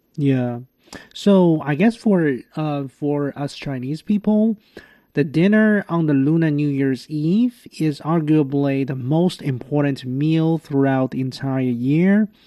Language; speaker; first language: English; non-native, fluent; Chinese